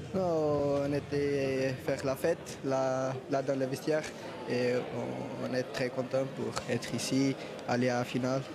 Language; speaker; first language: French; non-native, fluent; Portuguese